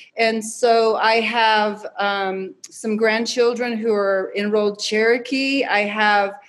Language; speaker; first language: English; native; English